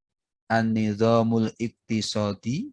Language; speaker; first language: Arabic; non-native, learner; Indonesian